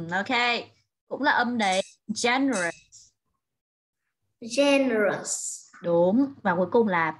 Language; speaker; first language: Vietnamese; native; Vietnamese